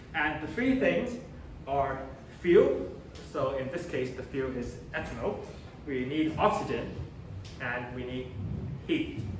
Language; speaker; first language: English; non-native, local second language; Chinese